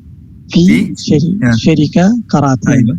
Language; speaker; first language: Arabic; non-native, learner; Malayalam